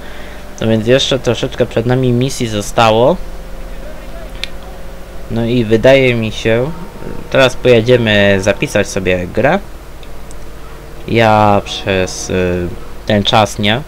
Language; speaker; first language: Polish; native; Polish